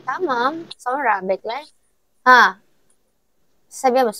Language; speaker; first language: Turkish; non-native, learner; Indonesian